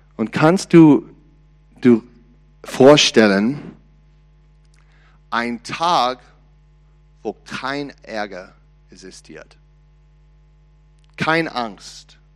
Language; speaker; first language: German; non-native, learner; English